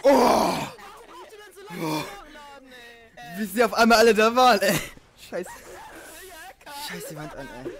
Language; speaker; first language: German; native; German